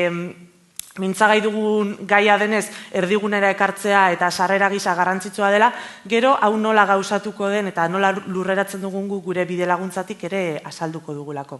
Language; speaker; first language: Basque; native; Basque